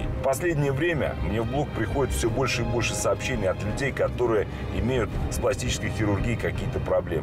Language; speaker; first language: Russian; native; Russian